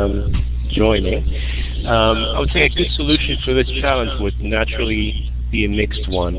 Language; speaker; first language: English; non-native, fluent; Greek